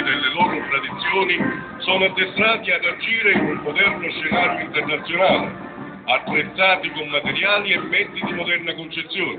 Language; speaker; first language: Italian; native; Italian